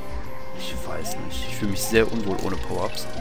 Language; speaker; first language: German; native; German